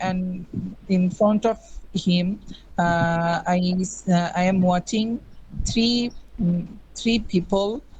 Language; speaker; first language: English; non-native, learner; Bangla